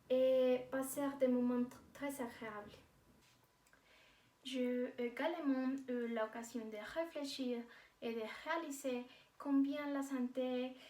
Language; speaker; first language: French; non-native, learner; Spanish